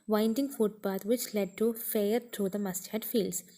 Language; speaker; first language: English; non-native, local second language; Malayalam